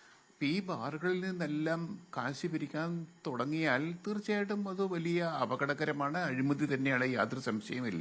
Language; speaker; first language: Malayalam; native; Malayalam